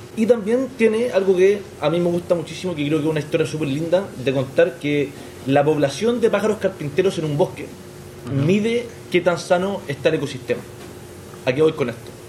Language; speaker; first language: Spanish; native; Spanish